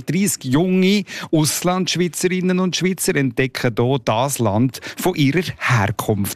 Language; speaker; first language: German; native; German